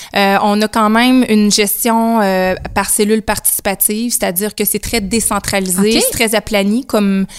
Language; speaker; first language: French; native; French